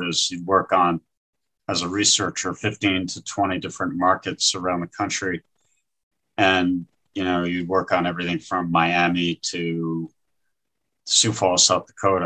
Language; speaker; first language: English; native; English